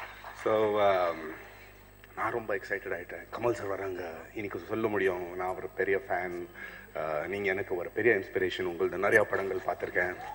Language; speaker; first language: Tamil; non-native, fluent; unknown